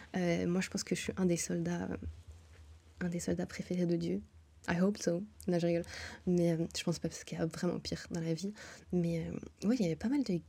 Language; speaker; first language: French; native; French